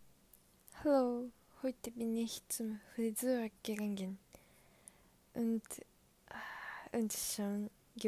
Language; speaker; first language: German; non-native, learner; Japanese